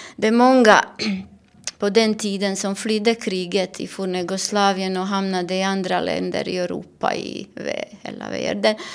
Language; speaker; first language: Swedish; non-native, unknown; Bosnian